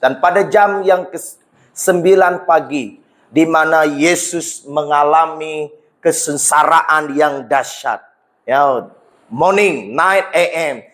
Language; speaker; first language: Malay; non-native, local second language; Iban